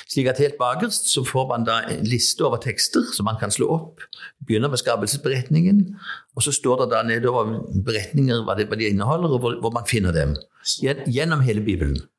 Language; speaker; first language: Norwegian; native; Norwegian